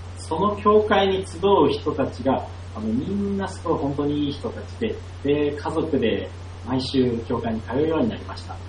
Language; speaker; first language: Japanese; native; Japanese